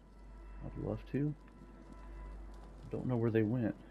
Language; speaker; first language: English; native; English